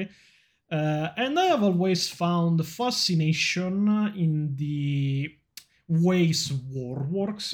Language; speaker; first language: English; non-native, fluent; Italian